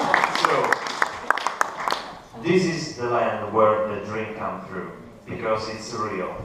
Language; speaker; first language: English; non-native, learner; Italian